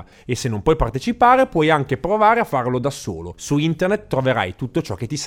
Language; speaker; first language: Italian; native; Italian